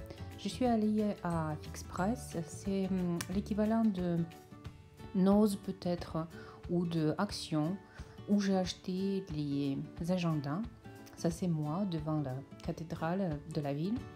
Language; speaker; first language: French; non-native, fluent; Russian